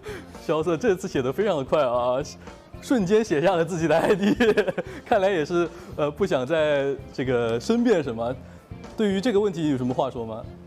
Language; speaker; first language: Chinese; native; Chinese